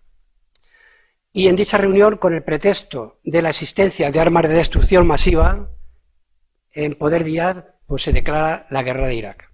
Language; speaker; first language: Spanish; native; Spanish